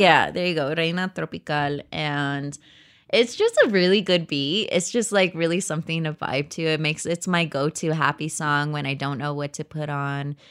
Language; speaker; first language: English; early bilingual, other home language; Spanish